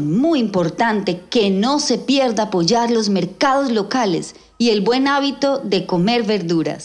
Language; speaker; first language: Spanish; native; Spanish